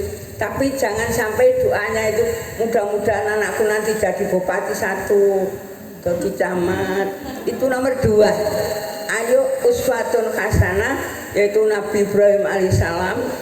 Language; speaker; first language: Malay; non-native, local second language; Javanese